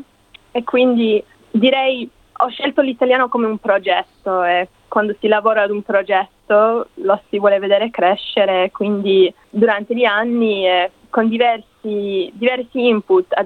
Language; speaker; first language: Italian; non-native, fluent; English